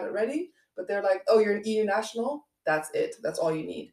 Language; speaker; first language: English; non-native, local second language; Dutch